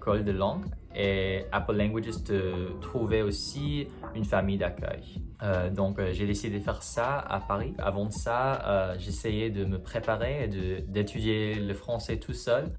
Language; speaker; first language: French; non-native, fluent; English